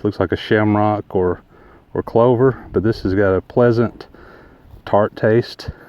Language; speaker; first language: English; native; English